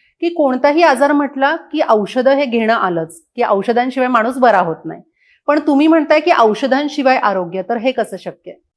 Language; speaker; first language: Marathi; native; Marathi